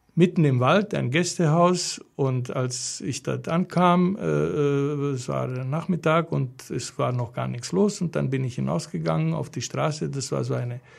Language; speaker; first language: German; non-native, fluent; Romanian